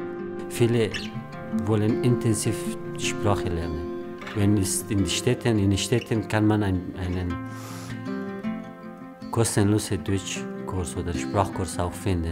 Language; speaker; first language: German; non-native, learner; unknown